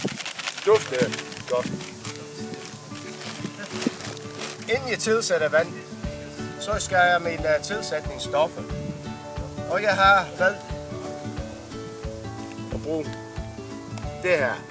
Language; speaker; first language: Danish; non-native, fluent; English